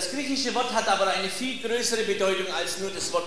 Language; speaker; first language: German; native; German